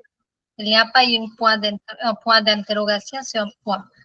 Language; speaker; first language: French; non-native, fluent; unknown